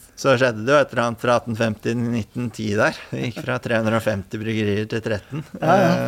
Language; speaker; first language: Norwegian; native; Norwegian